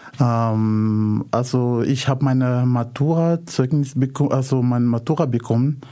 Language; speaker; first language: German; non-native, fluent; Arabic